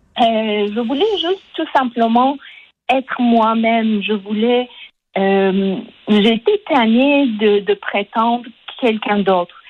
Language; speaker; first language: French; non-native, local second language; Persian